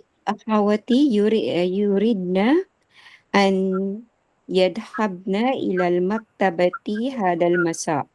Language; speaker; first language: Arabic; non-native, learner; Filipino